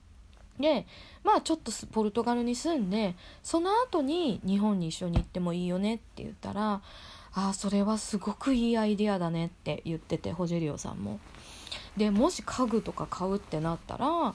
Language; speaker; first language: Japanese; native; Japanese